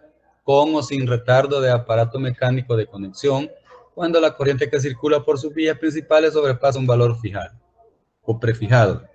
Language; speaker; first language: Spanish; native; Spanish